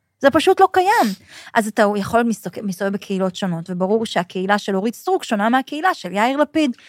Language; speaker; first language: Hebrew; native; Hebrew